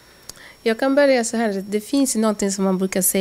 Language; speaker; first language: Swedish; early bilingual, other home language; Lingala